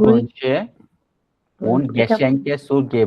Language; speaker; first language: German; non-native, fluent; Bangla